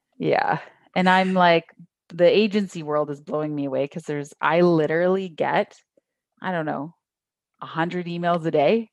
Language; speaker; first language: English; native; English